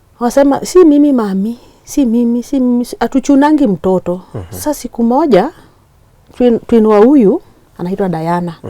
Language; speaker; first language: Swahili; non-native, local second language; Luo (Kenya and Tanzania)